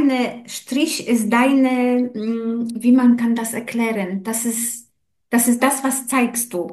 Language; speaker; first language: German; non-native, learner; Polish